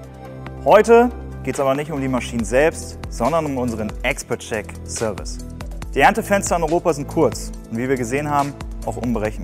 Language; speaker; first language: German; native; German